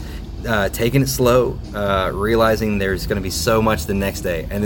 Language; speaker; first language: English; native; English